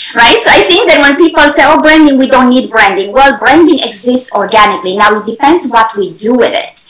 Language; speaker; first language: English; non-native, fluent; Romanian